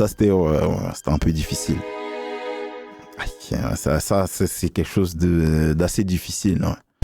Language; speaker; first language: French; native; French